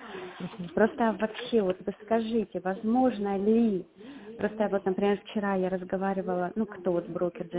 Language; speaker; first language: Russian; native; Russian